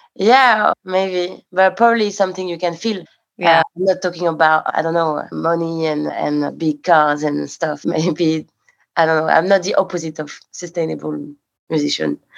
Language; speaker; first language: English; non-native, fluent; French